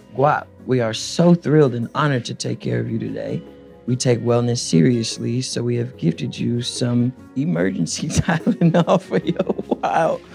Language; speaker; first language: English; native; English